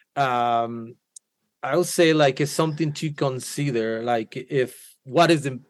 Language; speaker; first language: English; non-native, fluent; Spanish